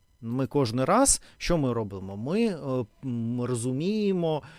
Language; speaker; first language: Ukrainian; non-native, local second language; Russian